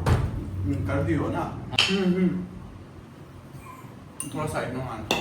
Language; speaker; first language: Hindi; non-native, local second language; Manipuri